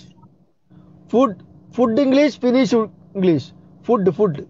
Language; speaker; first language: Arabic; non-native, learner; Malayalam